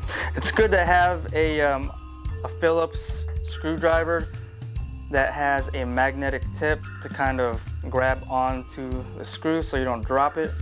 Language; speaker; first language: English; native; English